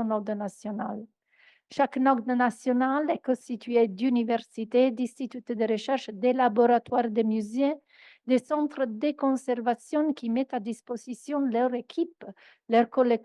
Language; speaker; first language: French; non-native, fluent; Italian